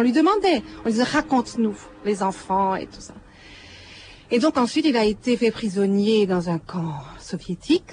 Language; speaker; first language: French; native; French